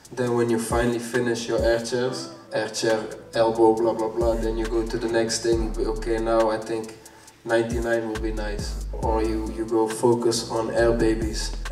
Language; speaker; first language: English; non-native, fluent; Dutch